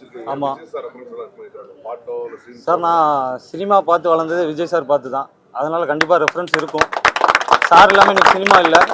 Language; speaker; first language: Tamil; native; Tamil